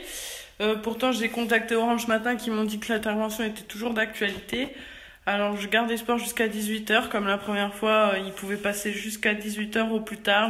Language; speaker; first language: French; native; French